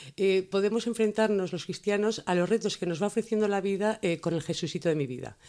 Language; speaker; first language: Spanish; native; Spanish